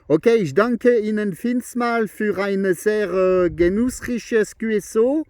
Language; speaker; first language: German; non-native, learner; French